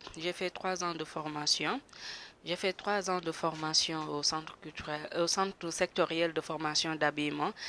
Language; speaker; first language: French; non-native, local second language; Wolof